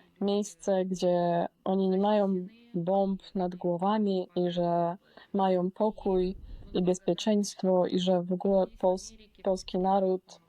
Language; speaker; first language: Polish; non-native, fluent; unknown